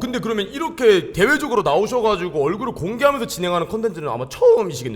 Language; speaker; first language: Korean; native; Korean